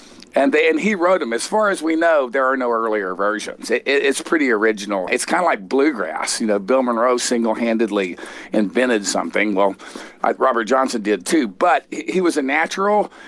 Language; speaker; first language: English; native; English